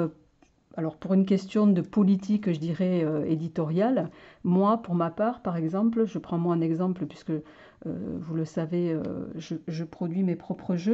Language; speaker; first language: French; native; French